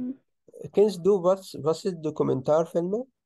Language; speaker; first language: German; non-native, learner; Arabic